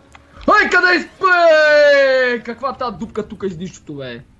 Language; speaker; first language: Bulgarian; native; Bulgarian